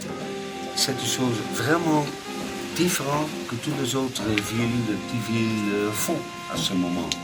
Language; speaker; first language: French; non-native, fluent; Dutch